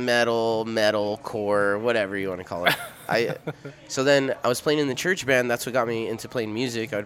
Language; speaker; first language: English; early bilingual, other home language; Spanish